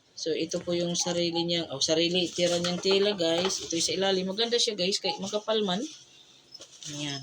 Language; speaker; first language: Filipino; non-native, local second language; Cebuano